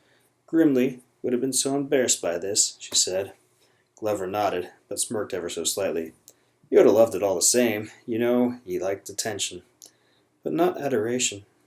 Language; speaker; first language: English; native; English